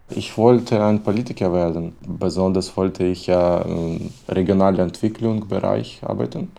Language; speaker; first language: German; non-native, learner; Belarusian